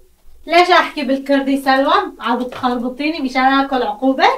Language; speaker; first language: Arabic; non-native, local second language; Kurdish